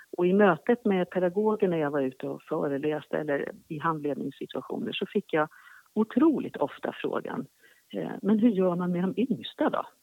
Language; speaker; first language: Swedish; native; Swedish